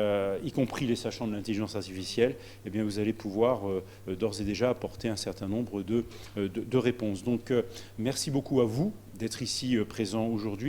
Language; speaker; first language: French; native; French